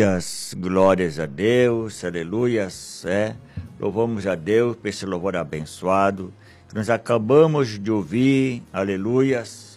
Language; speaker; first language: Portuguese; native; Portuguese